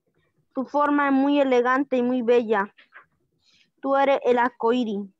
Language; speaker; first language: Spanish; native; Spanish